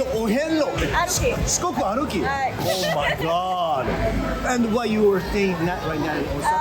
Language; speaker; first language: English; non-native, learner; Japanese